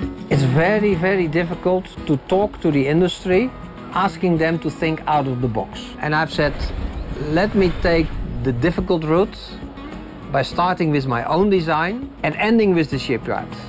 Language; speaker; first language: English; non-native, fluent; Dutch